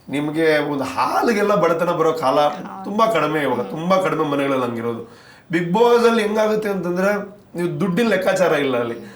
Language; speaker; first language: Kannada; non-native, local second language; Tulu